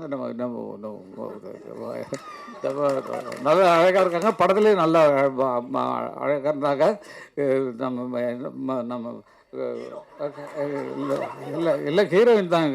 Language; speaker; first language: Tamil; native; Tamil